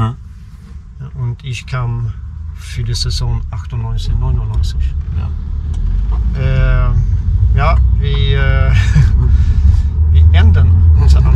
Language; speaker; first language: German; non-native, learner; Swedish